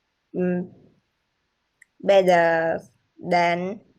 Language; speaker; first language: English; non-native, learner; Vietnamese